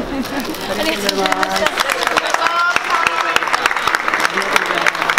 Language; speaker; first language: Japanese; native; Japanese